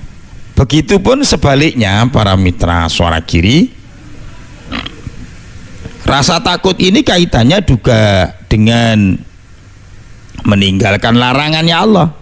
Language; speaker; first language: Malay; non-native, local second language; Javanese